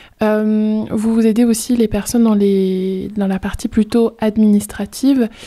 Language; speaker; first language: French; native; French